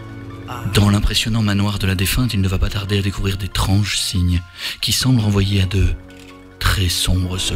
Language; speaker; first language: French; native; French